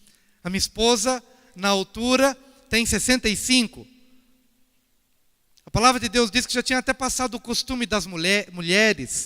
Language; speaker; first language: Portuguese; native; Portuguese